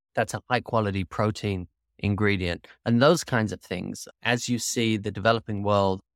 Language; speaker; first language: English; native; English